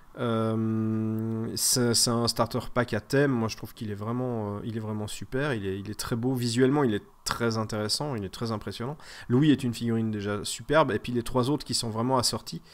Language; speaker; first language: French; native; French